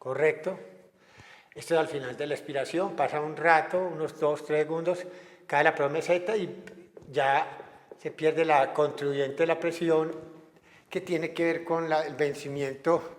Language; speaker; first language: Spanish; native; Spanish